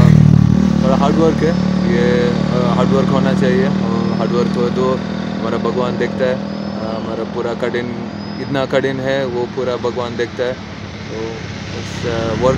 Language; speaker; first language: Hindi; non-native, local second language; Malayalam